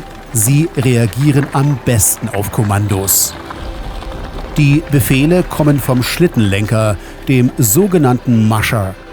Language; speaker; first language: German; native; German